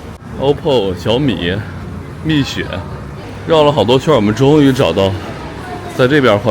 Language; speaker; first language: Chinese; native; Chinese